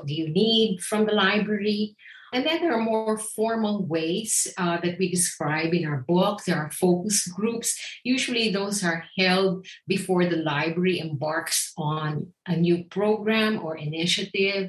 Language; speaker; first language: English; non-native, local second language; Filipino